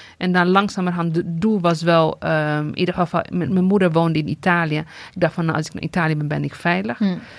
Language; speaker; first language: Dutch; non-native, fluent; Tigrinya